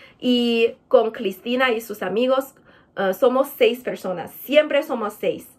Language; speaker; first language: Spanish; non-native, fluent; Chinese